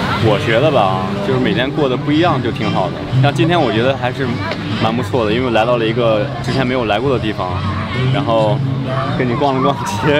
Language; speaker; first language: Chinese; native; Chinese